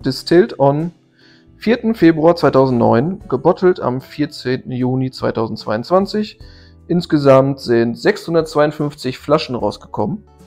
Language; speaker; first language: German; native; German